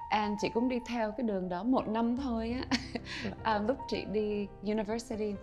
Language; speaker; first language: Vietnamese; early bilingual, heritage; Vietnamese